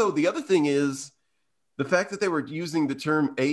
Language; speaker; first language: English; native; English